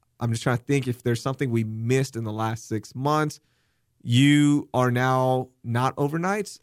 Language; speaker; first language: English; early bilingual, other home language; Urdu